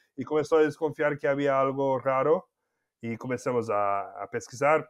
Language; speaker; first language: Spanish; non-native, fluent; Portuguese